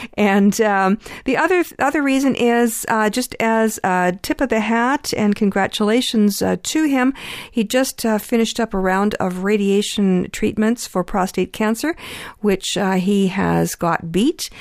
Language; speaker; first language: English; early bilingual, other home language; Ukrainian